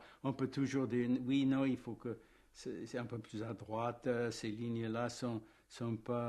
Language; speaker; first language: French; non-native, fluent; English